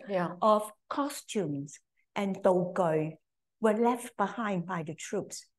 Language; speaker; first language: English; non-native, local second language; Cantonese